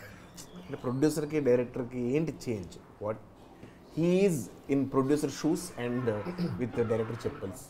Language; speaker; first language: Telugu; native; Telugu